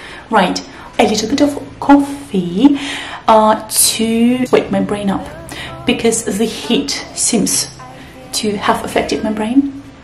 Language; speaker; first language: English; non-native, fluent; Russian